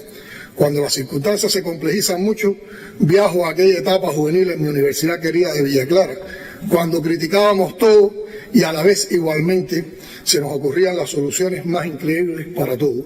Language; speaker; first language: Spanish; native; Spanish